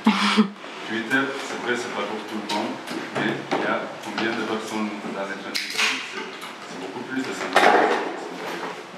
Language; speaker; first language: French; non-native, fluent; Spanish